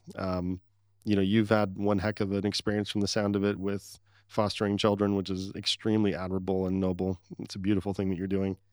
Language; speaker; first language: English; early bilingual, other home language; Arabic